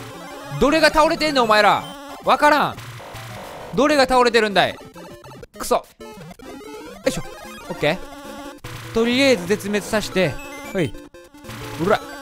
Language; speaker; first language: Japanese; native; Japanese